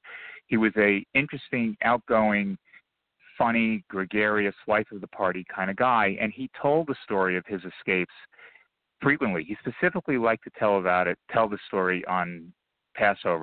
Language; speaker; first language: English; native; English